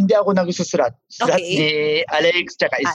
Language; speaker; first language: Filipino; non-native, learner; Japanese